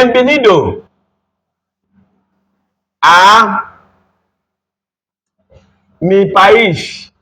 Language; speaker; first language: Spanish; non-native, learner; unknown